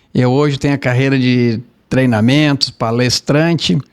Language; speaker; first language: Portuguese; native; Portuguese